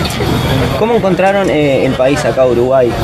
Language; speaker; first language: Spanish; native; Spanish